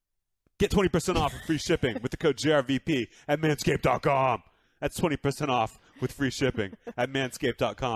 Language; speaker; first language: English; native; English